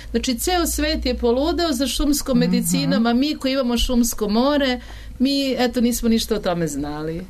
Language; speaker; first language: Serbian; native; Serbian